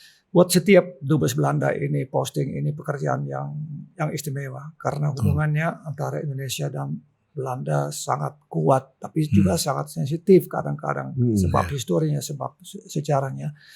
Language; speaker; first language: Indonesian; non-native, local second language; Dutch